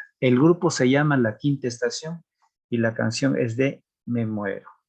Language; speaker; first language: Spanish; native; Spanish